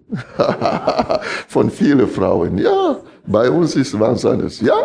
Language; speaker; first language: German; non-native, fluent; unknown